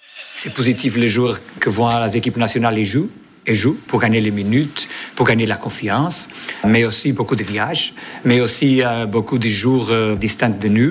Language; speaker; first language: French; non-native, fluent; Portuguese